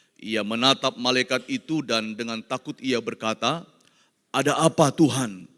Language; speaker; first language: Indonesian; non-native, local second language; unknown